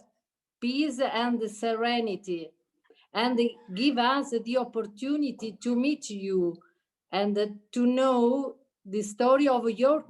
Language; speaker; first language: English; non-native, learner; Italian